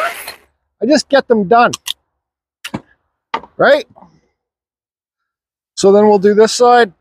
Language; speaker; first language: English; native; English